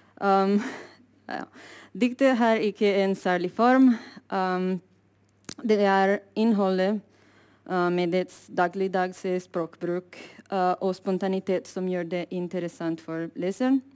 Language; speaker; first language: Norwegian; non-native, fluent; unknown